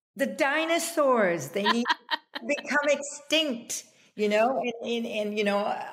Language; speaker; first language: English; native; English